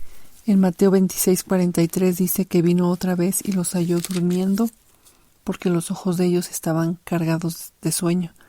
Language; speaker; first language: Spanish; native; Spanish